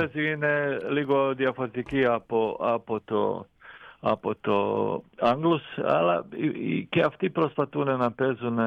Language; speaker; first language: Greek; non-native, fluent; Croatian